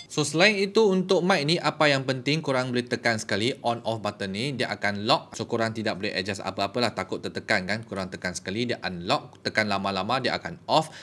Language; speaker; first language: Malay; native; Malay